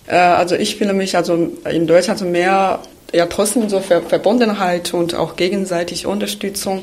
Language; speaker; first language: German; non-native, fluent; Chinese